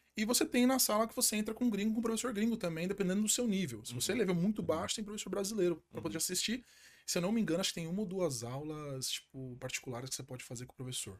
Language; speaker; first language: Portuguese; native; Portuguese